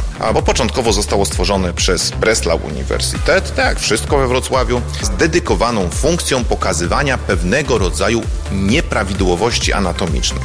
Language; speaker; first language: Polish; native; Polish